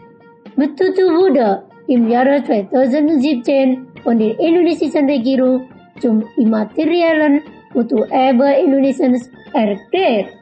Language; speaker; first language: German; non-native, fluent; Indonesian